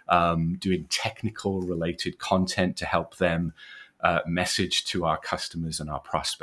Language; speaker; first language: English; native; English